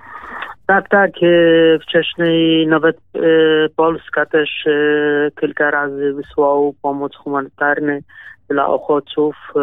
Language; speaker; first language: Polish; non-native, learner; Kurdish